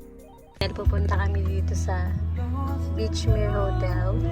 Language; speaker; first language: Filipino; native; Filipino